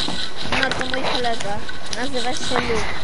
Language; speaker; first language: Polish; early bilingual, heritage; Polish